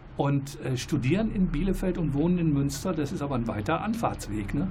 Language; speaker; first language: German; native; German